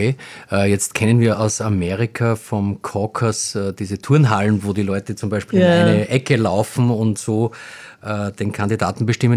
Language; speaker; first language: German; native; German